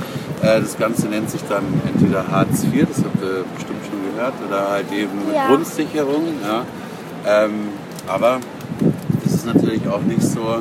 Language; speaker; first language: German; native; German